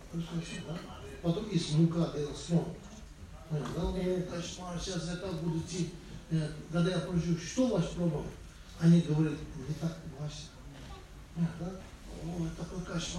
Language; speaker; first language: Russian; non-native, learner; Tibetan